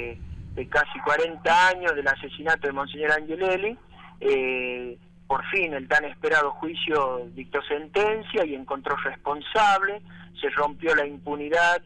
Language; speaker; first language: Spanish; native; Spanish